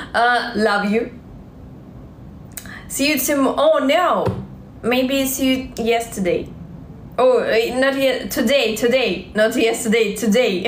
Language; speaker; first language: English; non-native, learner; Russian